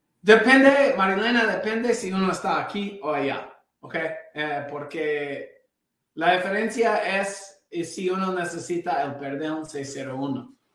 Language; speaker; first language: Spanish; non-native, fluent; English